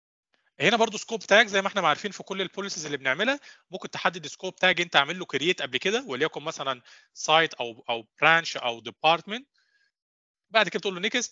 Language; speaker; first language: Arabic; native; Arabic